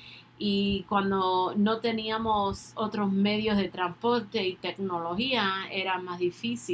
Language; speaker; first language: Spanish; early bilingual, other home language; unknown